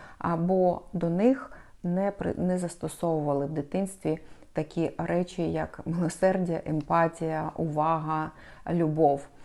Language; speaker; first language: Ukrainian; non-native, local second language; Russian